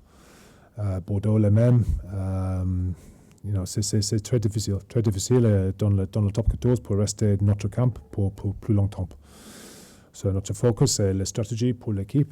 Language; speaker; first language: French; non-native, learner; English